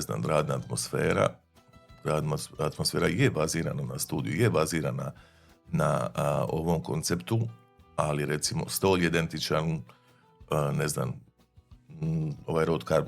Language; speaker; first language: Bosnian; native; Bosnian